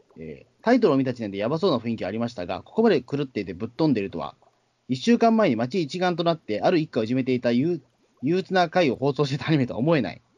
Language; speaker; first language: Japanese; native; Japanese